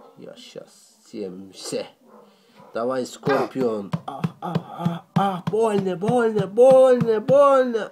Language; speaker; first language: Russian; early bilingual, heritage; Russian